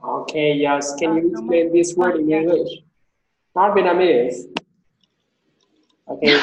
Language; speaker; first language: English; non-native, fluent; Vietnamese